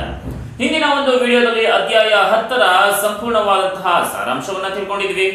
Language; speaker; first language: Kannada; native; Kannada